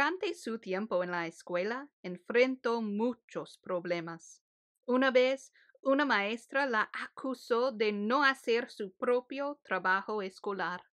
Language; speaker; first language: Spanish; early bilingual, heritage; Spanish